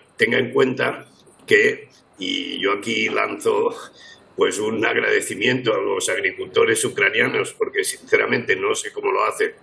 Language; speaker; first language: Spanish; native; Spanish